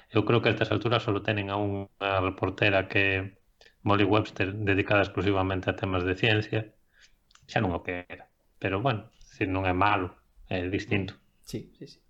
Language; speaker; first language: Galician; non-native, local second language; Spanish